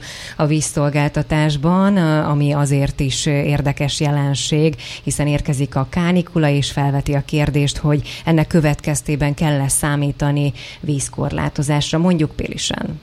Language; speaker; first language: Hungarian; native; Hungarian